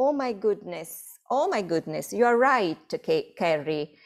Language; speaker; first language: English; non-native, fluent; Italian